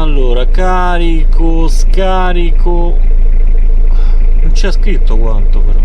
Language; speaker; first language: Italian; native; Italian